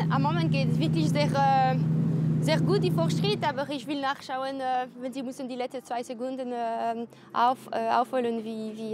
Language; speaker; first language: German; non-native, local second language; French